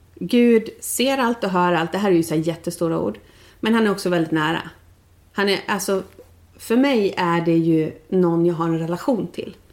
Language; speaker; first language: Swedish; native; Swedish